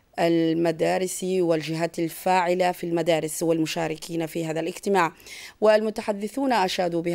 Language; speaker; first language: Arabic; non-native, local second language; Somali